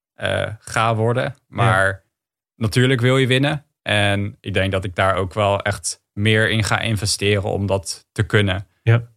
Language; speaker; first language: Dutch; native; Dutch